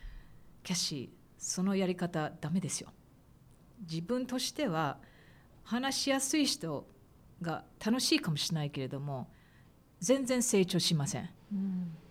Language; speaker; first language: Japanese; early bilingual, heritage; Japanese